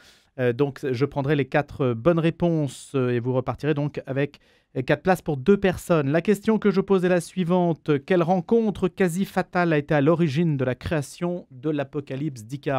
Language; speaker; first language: French; native; French